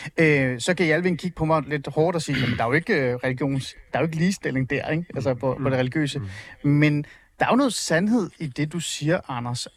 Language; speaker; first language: Danish; early bilingual, other home language; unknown